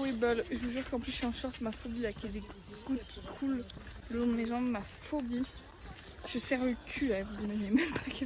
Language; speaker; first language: French; native; French